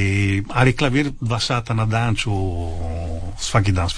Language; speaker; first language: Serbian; non-native, fluent; Italian